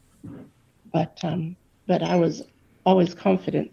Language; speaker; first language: English; native; English